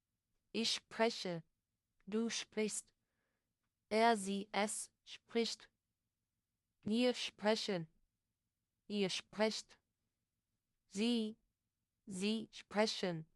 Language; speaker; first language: German; non-native, fluent; Persian